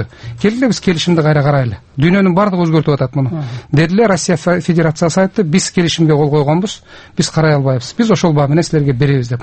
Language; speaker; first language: Kyrgyz; native; Kyrgyz